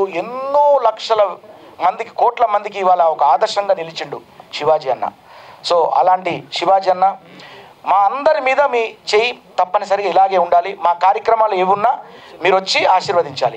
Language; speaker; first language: Telugu; native; Telugu